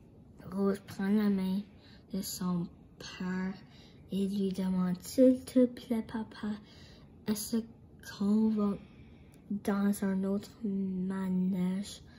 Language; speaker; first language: French; non-native, learner; English